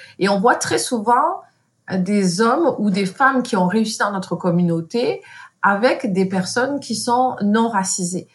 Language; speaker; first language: French; native; French